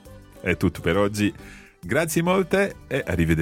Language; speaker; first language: Italian; non-native, fluent; English